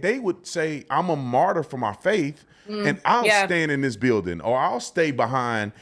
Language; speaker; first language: English; native; English